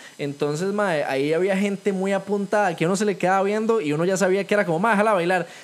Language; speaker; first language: Spanish; native; Spanish